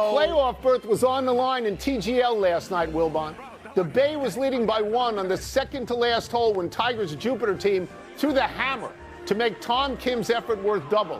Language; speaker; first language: English; native; English